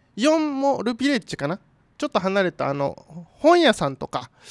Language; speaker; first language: Japanese; native; Japanese